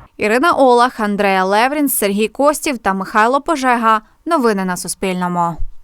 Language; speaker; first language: Ukrainian; native; Ukrainian